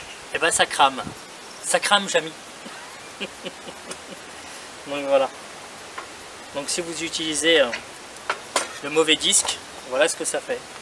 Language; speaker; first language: French; native; French